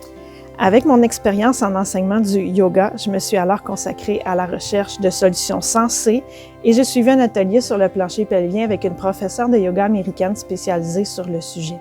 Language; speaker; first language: French; native; French